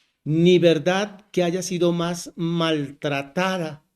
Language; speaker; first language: Spanish; native; Spanish